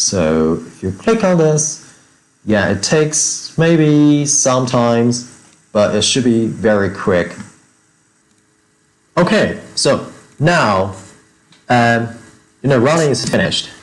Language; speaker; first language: English; non-native, fluent; Chinese